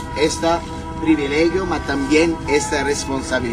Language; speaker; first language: Spanish; non-native, learner; Italian